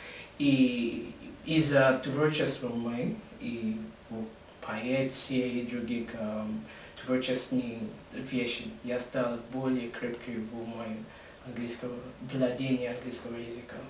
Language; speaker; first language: Russian; non-native, learner; English